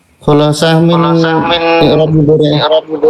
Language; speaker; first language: Arabic; non-native, learner; Indonesian